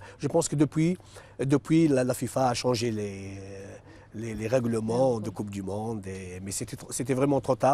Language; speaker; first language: French; non-native, local second language; Arabic